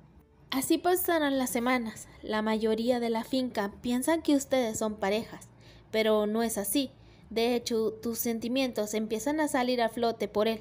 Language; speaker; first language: Spanish; native; Spanish